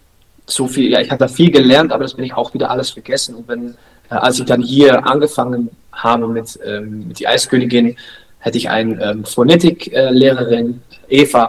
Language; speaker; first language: German; non-native, learner; Dutch